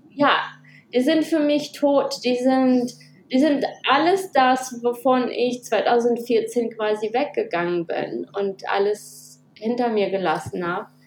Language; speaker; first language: German; early bilingual, heritage; Russian